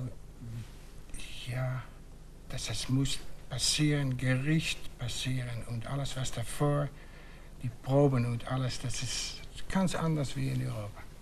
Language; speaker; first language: German; non-native, fluent; Dutch